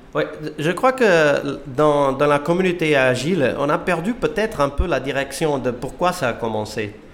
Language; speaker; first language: French; non-native, fluent; Portuguese